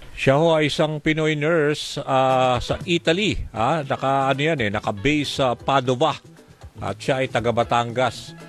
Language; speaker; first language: Filipino; native; Filipino